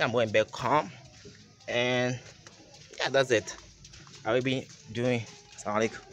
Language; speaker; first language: English; non-native, learner; Makhuwa